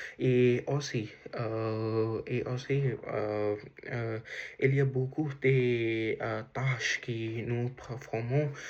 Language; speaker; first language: French; non-native, learner; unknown